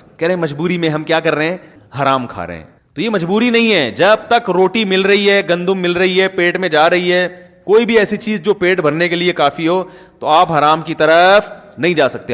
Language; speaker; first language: Urdu; native; Urdu